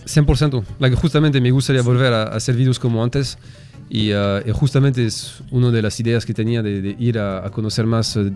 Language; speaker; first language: Spanish; non-native, fluent; French